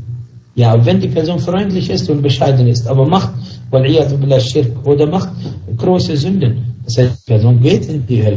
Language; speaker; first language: German; non-native, fluent; Arabic